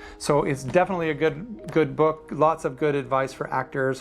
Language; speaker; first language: English; native; English